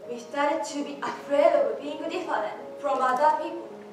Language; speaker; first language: English; non-native, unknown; Japanese